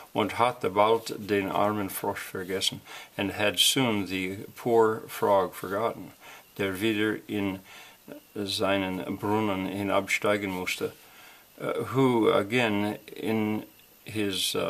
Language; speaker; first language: English; native; English